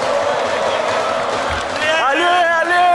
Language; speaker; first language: Russian; native; Russian